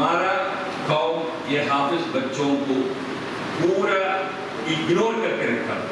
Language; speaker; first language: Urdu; non-native, local second language; Malayalam